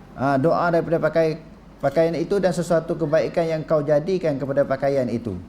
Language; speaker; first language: Malay; native; Malay